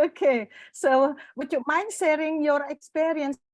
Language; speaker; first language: English; non-native, fluent; Indonesian